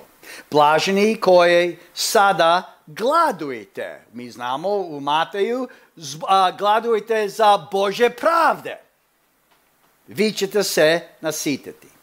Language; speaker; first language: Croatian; early bilingual, heritage; Croatian